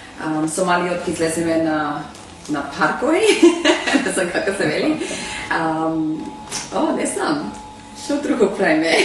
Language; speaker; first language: Macedonian; early bilingual, heritage; Macedonian